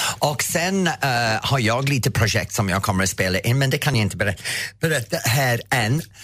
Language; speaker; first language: Swedish; non-native, fluent; English